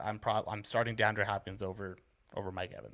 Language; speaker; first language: English; native; English